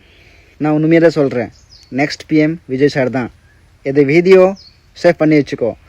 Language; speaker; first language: Tamil; non-native, learner; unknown